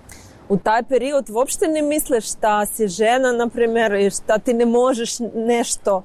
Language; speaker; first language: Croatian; non-native, learner; Ukrainian